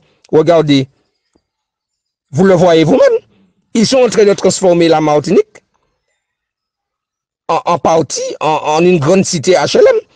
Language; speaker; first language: French; native; French